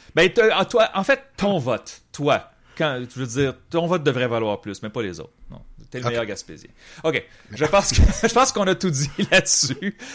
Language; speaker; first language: French; native; French